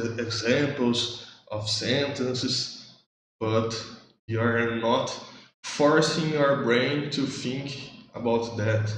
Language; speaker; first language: English; non-native, learner; Portuguese